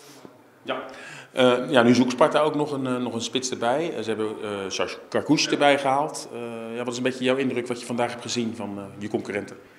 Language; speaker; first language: Dutch; native; Dutch